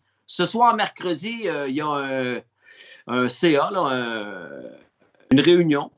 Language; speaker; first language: French; native; French